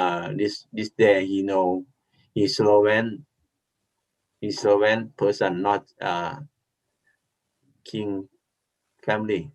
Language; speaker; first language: English; non-native, learner; Thai